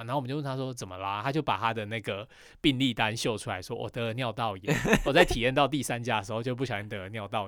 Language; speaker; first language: Chinese; native; Chinese